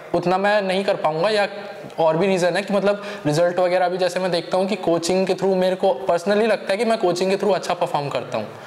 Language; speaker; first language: Hindi; native; Hindi